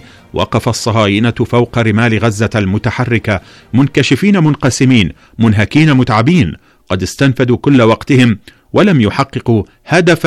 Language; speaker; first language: Arabic; native; Arabic